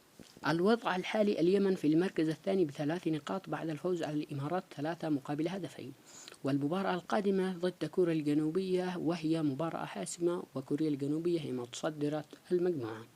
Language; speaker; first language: Arabic; native; Arabic